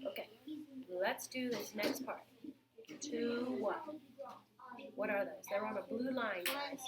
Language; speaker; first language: English; native; English